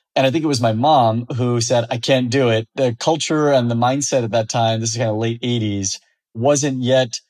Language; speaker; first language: English; native; English